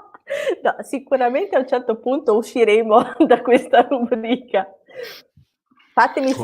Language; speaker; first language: Italian; native; Italian